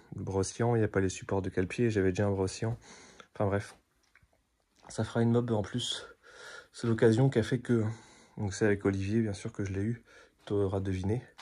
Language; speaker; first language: French; native; French